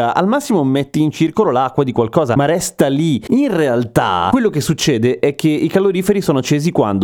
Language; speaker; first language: Italian; native; Italian